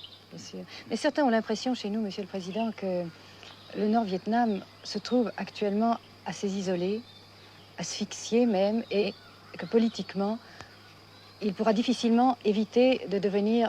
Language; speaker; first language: French; native; French